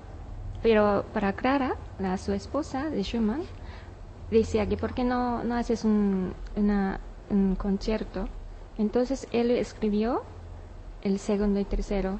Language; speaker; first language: Spanish; non-native, learner; Japanese